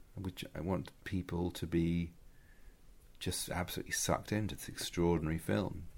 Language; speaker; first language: English; native; English